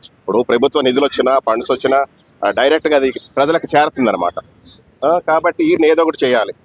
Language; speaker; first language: Telugu; native; Telugu